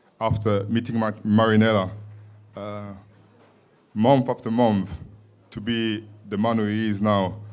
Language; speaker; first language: English; non-native, fluent; French